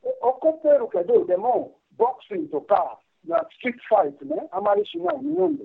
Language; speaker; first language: Japanese; non-native, fluent; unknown